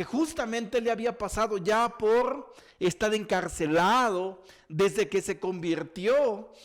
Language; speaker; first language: Spanish; native; Spanish